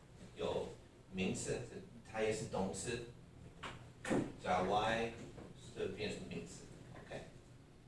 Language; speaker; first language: Chinese; non-native, learner; English